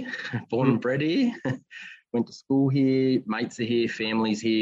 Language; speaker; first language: English; native; English